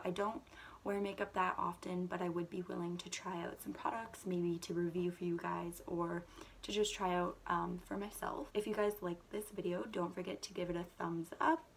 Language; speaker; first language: English; native; English